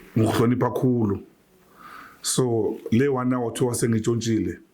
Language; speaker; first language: Zulu; non-native, local second language; Venda